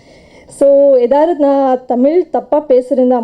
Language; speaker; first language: Tamil; non-native, learner; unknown